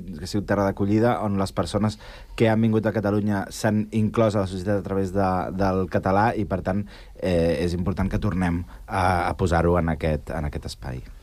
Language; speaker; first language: Catalan; non-native, local second language; Spanish